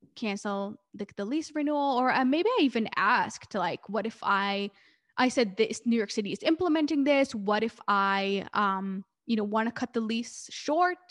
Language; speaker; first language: English; early bilingual, other home language; Hebrew